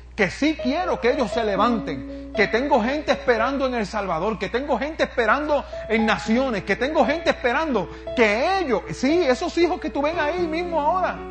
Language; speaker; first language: Spanish; native; Spanish